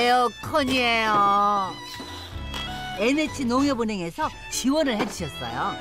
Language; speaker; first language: Korean; native; Korean